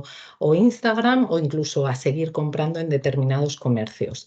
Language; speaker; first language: Spanish; native; Spanish